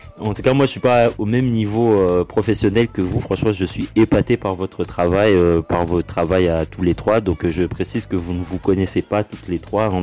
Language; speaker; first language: French; early bilingual, other home language; Lingala